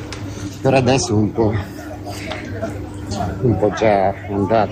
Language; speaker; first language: Italian; non-native, learner; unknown